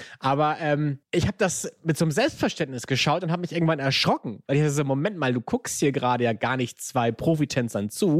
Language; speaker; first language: German; native; German